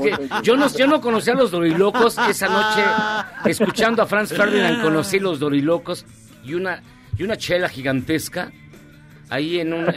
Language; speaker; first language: Spanish; native; Spanish